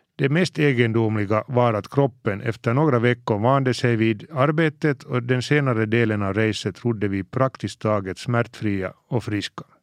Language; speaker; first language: Swedish; native; Swedish